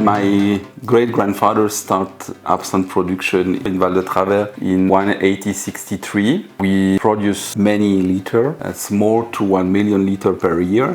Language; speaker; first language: English; non-native, learner; French